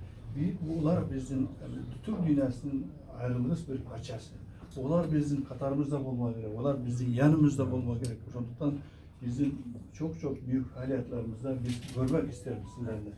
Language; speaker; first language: Turkish; non-native, learner; Kyrgyz